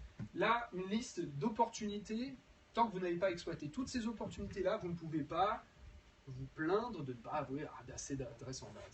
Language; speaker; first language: French; native; French